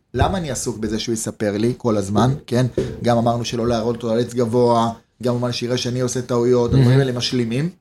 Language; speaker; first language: Hebrew; native; Hebrew